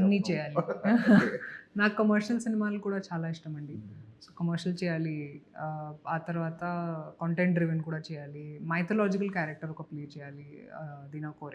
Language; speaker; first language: Telugu; non-native, local second language; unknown